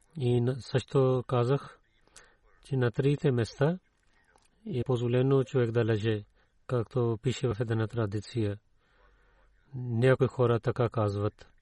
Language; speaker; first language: Bulgarian; non-native, learner; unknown